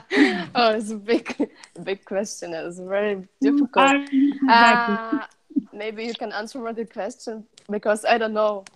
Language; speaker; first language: English; non-native, learner; Russian